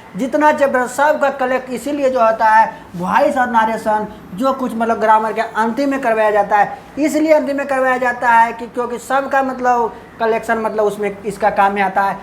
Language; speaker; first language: Hindi; native; Hindi